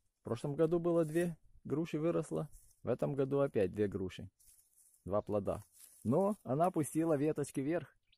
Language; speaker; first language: Russian; non-native, local second language; Ukrainian